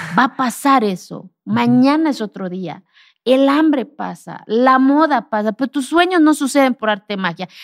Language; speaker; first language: Spanish; non-native, local second language; Zapotec